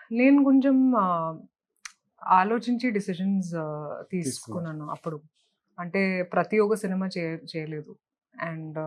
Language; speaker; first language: Telugu; non-native, local second language; Hindi